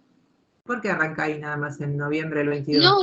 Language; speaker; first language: Spanish; native; Spanish